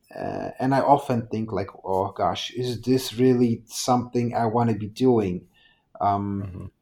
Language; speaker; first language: English; non-native, fluent; Polish